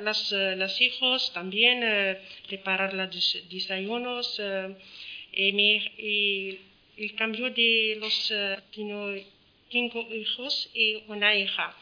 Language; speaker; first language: Spanish; non-native, learner; Arabic